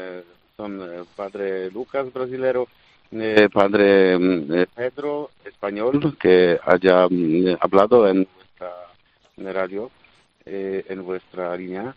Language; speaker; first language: Spanish; non-native, fluent; Polish